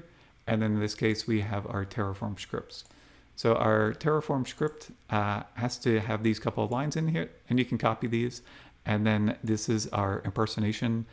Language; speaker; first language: English; native; English